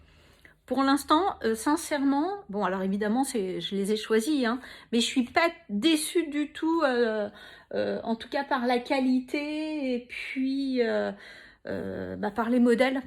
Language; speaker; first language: French; native; French